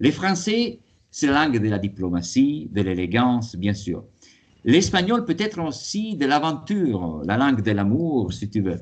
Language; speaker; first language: French; non-native, fluent; Italian